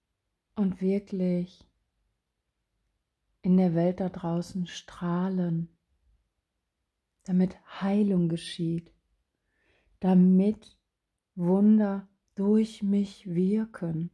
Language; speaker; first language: German; native; German